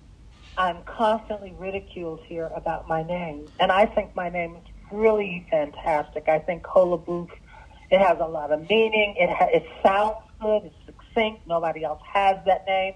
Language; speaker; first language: English; early bilingual, other home language; Arabic